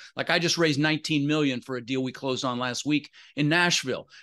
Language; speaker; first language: English; native; English